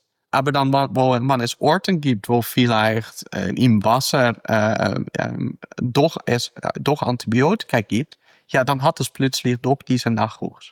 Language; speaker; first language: German; non-native, fluent; Dutch